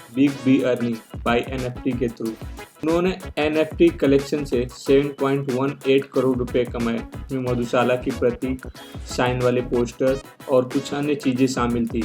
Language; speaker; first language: Hindi; native; Hindi